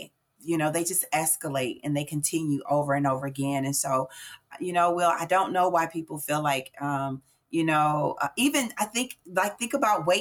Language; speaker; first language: English; native; English